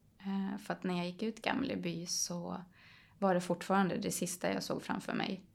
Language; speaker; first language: Swedish; early bilingual, other home language; Polish